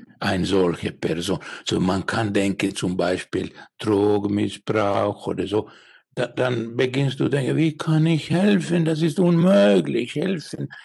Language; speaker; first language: German; non-native, learner; Finnish